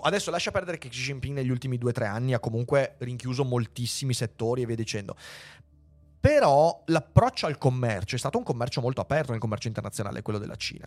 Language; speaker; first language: Italian; native; Italian